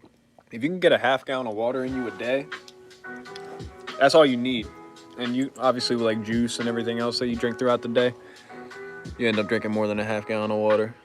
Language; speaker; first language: English; native; English